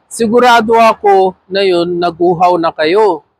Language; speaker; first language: Filipino; non-native, fluent; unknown